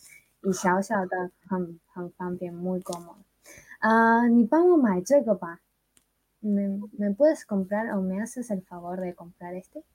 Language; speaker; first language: Spanish; non-native, fluent; Chinese